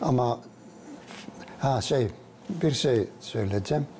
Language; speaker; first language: Turkish; non-native, fluent; Finnish